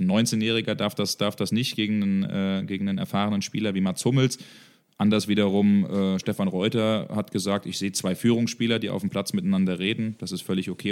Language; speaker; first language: German; native; German